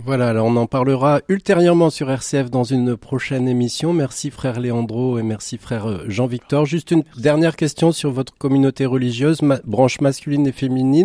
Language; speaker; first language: French; native; French